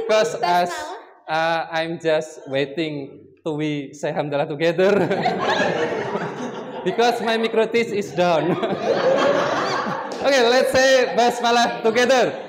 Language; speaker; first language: English; non-native, learner; Indonesian